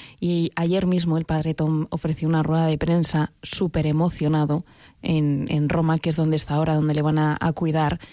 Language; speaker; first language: Spanish; native; Spanish